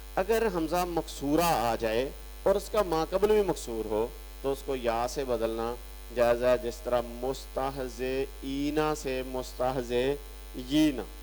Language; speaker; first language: Urdu; non-native, local second language; Punjabi